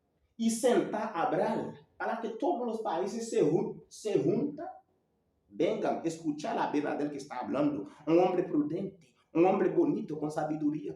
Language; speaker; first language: Spanish; non-native, learner; Haitian Creole